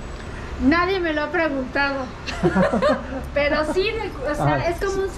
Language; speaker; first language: Spanish; native; Spanish